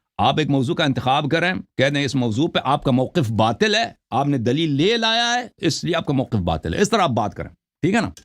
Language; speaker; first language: Urdu; non-native, fluent; Persian